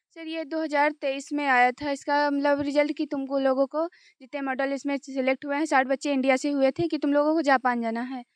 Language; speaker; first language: Hindi; native; Hindi